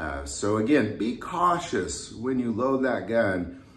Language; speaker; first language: English; native; English